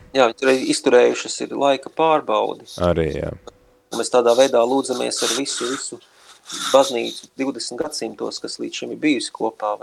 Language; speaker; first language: Latvian; native; Latvian